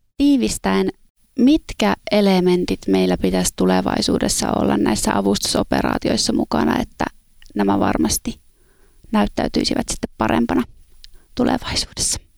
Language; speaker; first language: Finnish; native; Finnish